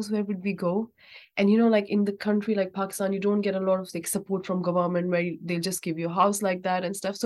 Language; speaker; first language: English; non-native, local second language; Urdu